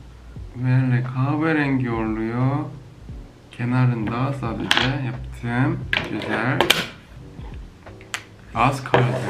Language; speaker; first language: Turkish; non-native, learner; Korean